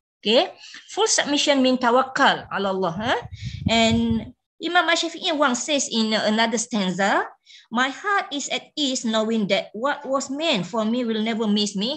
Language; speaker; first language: English; non-native, local second language; Malay